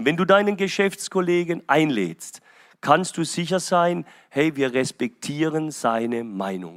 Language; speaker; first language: German; native; German